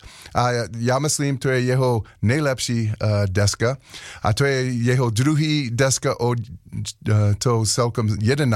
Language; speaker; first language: Czech; non-native, learner; English